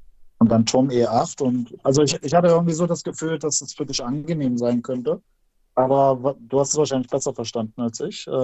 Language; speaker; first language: German; native; German